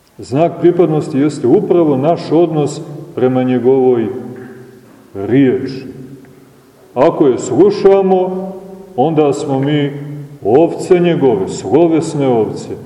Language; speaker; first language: Serbian; native; Serbian